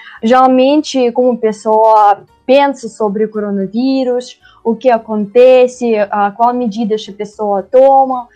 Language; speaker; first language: Portuguese; non-native, learner; Russian